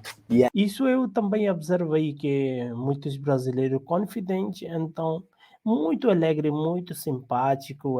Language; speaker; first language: Portuguese; non-native, learner; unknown